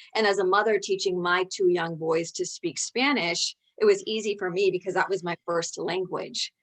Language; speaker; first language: English; early bilingual, other home language; Spanish